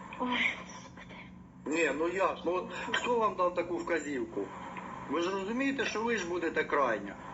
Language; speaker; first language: Ukrainian; non-native, local second language; Russian